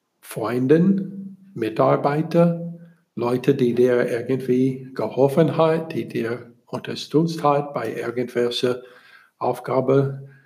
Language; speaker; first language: German; non-native, learner; English